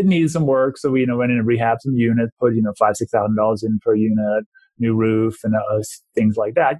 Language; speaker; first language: English; non-native, fluent; Danish